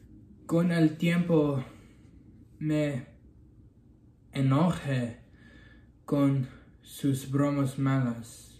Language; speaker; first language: Spanish; non-native, learner; English